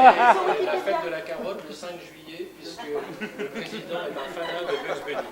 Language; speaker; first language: French; native; French